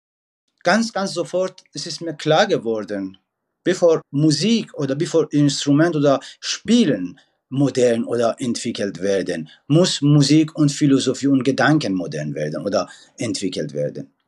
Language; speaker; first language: German; non-native, fluent; Persian